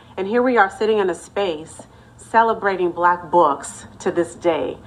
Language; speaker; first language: English; native; English